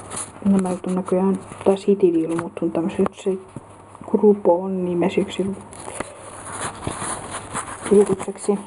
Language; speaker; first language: Finnish; native; Finnish